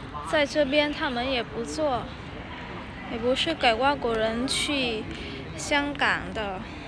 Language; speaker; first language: Chinese; non-native, fluent; Vietnamese